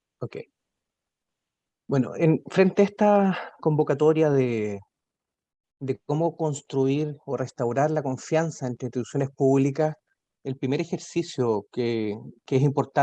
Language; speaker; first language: Spanish; native; Spanish